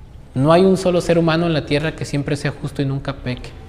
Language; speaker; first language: Spanish; native; Spanish